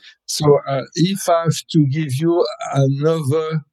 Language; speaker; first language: English; non-native, fluent; French